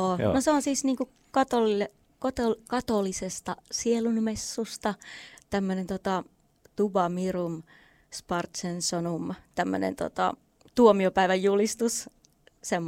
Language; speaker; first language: Finnish; native; Finnish